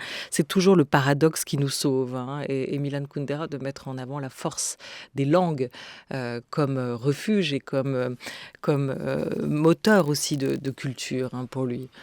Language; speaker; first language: French; native; French